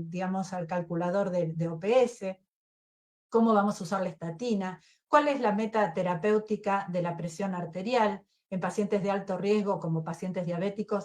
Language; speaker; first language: Spanish; native; Spanish